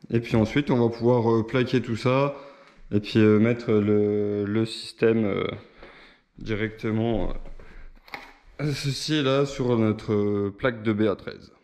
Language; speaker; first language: French; native; French